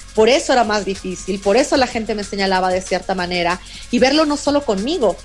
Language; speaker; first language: Spanish; native; Spanish